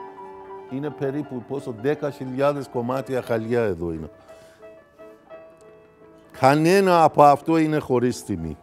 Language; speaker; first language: Greek; non-native, fluent; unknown